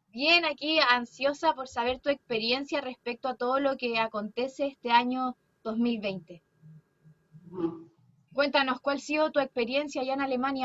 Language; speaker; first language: Spanish; native; Spanish